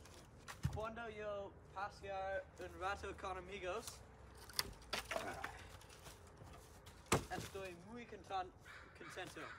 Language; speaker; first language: Spanish; non-native, learner; English